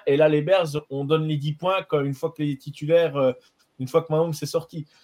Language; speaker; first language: French; native; French